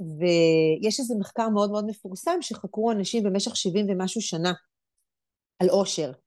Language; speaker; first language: Hebrew; native; Hebrew